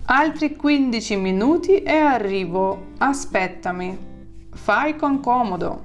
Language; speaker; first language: Italian; non-native, fluent; Ukrainian